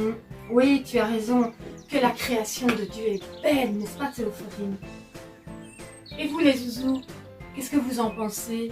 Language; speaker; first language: French; native; French